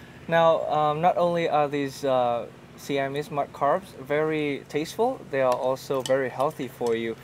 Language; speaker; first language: English; non-native, fluent; Vietnamese